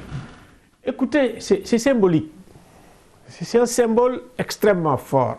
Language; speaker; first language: French; non-native, local second language; Wolof